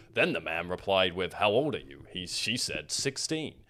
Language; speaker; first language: English; native; English